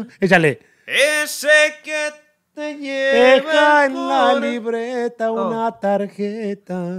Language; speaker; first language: Spanish; native; Spanish